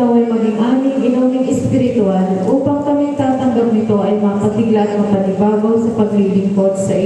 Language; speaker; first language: Filipino; native; Filipino